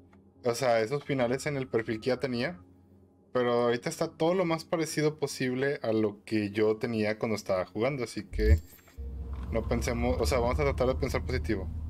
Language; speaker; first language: Spanish; native; Spanish